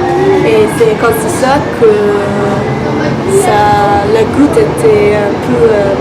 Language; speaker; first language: French; non-native, learner; English